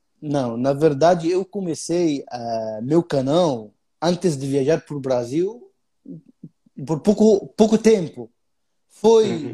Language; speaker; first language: Portuguese; non-native, fluent; Arabic